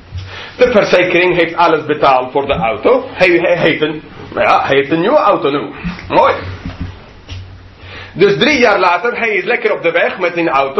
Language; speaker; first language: Dutch; non-native, fluent; English